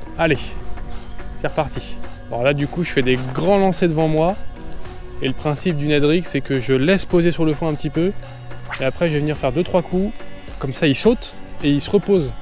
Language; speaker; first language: French; native; French